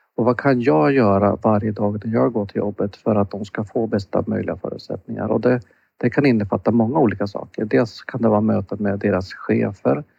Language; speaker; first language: Swedish; native; Swedish